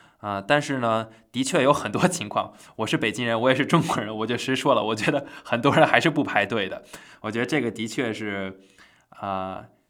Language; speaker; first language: Chinese; native; Chinese